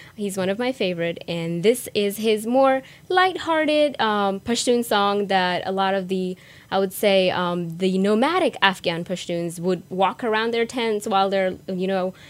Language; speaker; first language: English; early bilingual, other home language; Persian